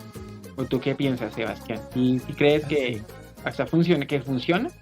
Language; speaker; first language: Spanish; native; Spanish